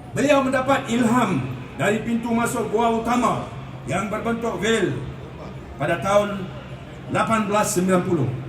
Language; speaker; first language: Malay; non-native, local second language; Punjabi